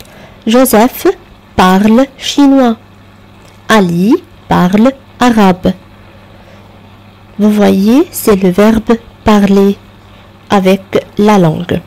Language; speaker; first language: French; non-native, fluent; Arabic